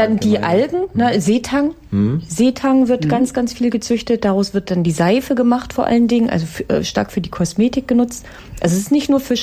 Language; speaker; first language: German; native; German